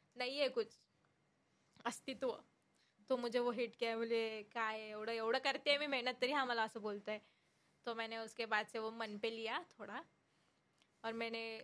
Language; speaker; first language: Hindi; non-native, local second language; Marathi